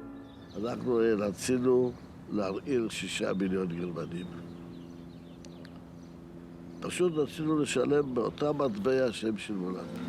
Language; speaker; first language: Hebrew; non-native, fluent; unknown